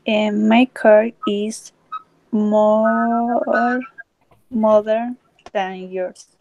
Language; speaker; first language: English; non-native, learner; Spanish